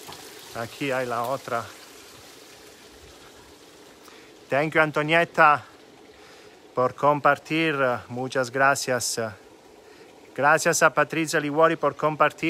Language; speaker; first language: Spanish; non-native, fluent; Italian